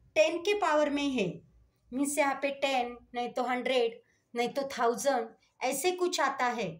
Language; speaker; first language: Hindi; non-native, local second language; Marathi